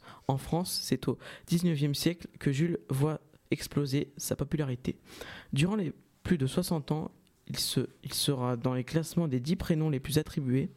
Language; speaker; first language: French; native; French